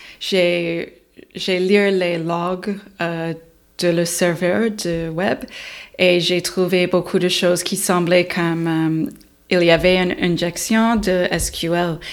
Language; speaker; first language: French; non-native, learner; English